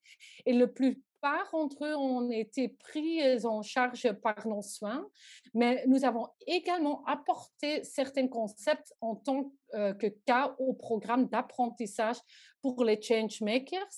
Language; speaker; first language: French; non-native, local second language; Dutch